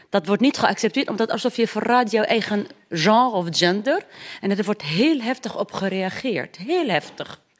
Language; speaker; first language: Dutch; non-native, fluent; Arabic